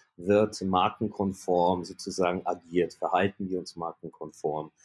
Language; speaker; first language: German; early bilingual, other home language; Polish